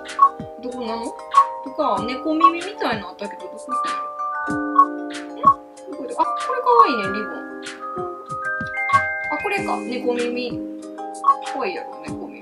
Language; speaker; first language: Japanese; native; Japanese